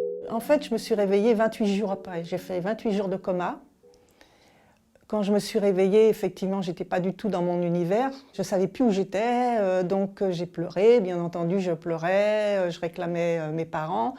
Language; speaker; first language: French; native; French